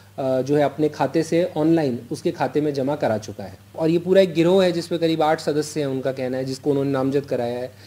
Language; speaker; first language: Hindi; native; Hindi